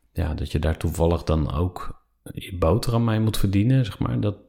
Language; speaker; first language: Dutch; native; Dutch